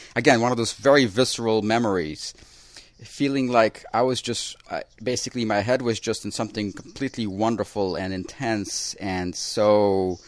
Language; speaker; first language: English; early bilingual, other home language; Russian